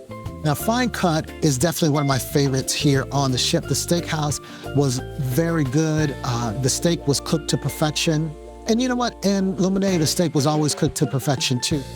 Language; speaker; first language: English; native; English